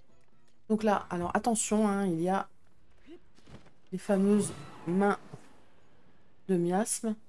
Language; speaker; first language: French; native; French